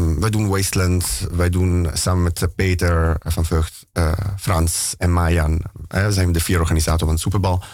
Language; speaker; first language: Dutch; non-native, fluent; Italian